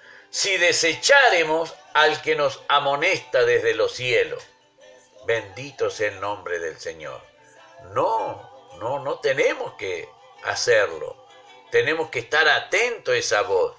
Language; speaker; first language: Spanish; native; Spanish